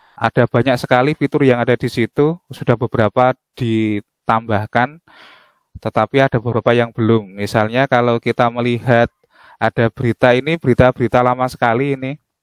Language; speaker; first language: Indonesian; native; Indonesian